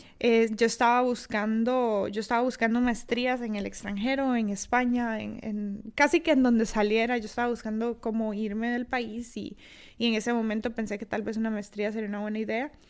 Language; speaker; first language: Spanish; native; Spanish